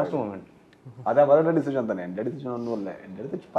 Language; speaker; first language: Malayalam; non-native, learner; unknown